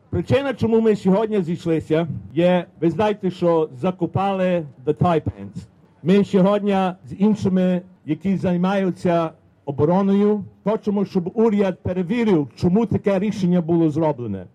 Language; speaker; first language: Ukrainian; early bilingual, heritage; Ukrainian